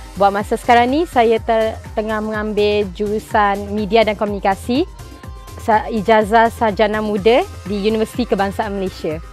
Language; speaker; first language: Malay; early bilingual, other home language; Punjabi